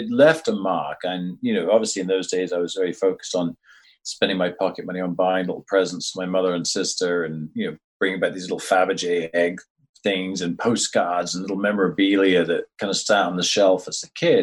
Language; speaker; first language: English; native; English